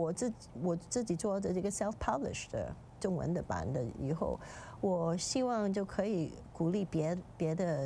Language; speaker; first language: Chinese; non-native, fluent; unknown